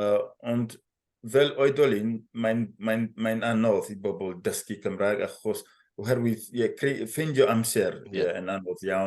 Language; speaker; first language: Welsh; non-native, fluent; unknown